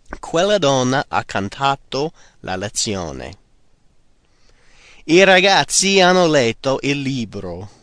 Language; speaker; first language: Italian; non-native, fluent; English